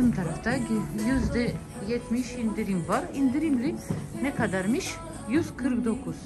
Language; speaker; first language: Turkish; non-native, learner; Russian